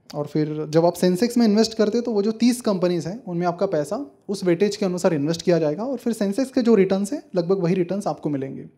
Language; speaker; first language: Hindi; non-native, local second language; Marathi